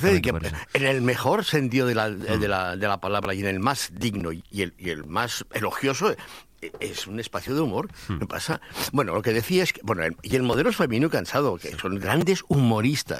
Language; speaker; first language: Spanish; native; Spanish